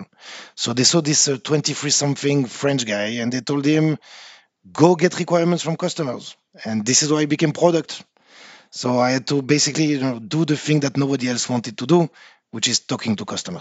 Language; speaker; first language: English; non-native, fluent; French